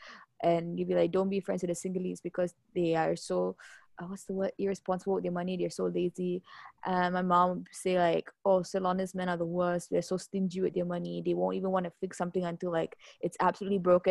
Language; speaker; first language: English; native; English